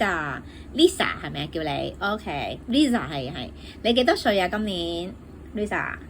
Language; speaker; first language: Cantonese; native; Cantonese